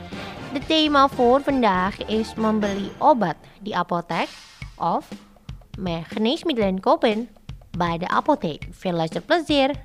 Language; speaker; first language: Dutch; non-native, fluent; Indonesian